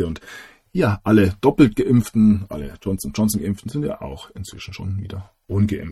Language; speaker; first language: German; native; German